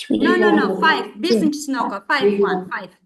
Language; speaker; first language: English; non-native, fluent; Kazakh